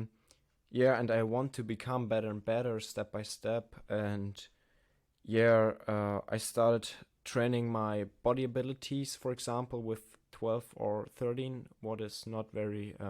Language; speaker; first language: English; non-native, learner; German